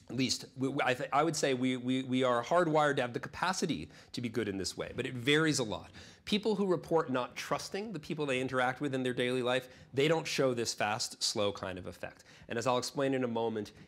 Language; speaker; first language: English; native; English